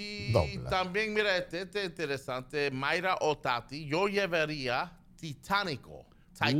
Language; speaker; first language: Spanish; early bilingual, heritage; Spanish